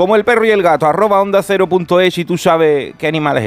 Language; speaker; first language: Spanish; native; Spanish